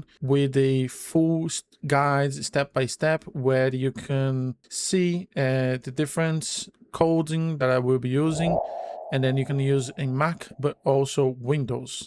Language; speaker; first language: English; non-native, fluent; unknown